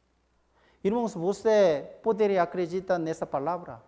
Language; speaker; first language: Portuguese; non-native, fluent; Korean